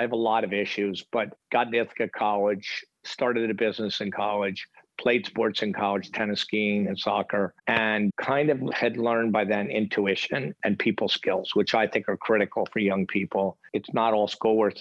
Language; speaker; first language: English; native; English